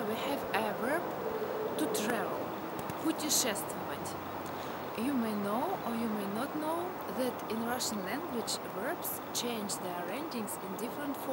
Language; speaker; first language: English; non-native, fluent; Russian